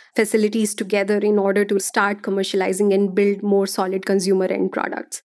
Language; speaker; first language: English; non-native, local second language; Hindi